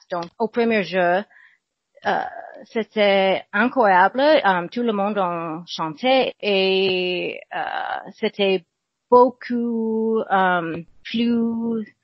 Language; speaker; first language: French; non-native, learner; English